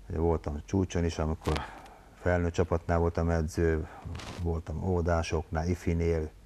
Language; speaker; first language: Hungarian; native; Hungarian